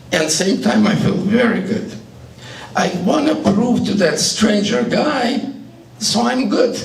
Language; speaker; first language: English; non-native, learner; Estonian